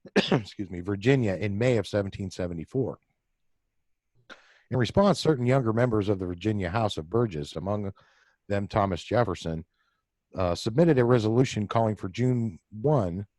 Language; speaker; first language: English; native; English